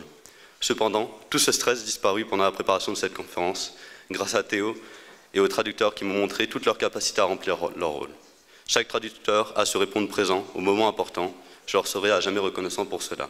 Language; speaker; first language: French; native; French